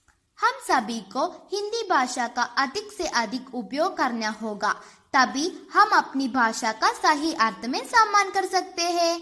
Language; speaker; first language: Hindi; non-native, local second language; Malayalam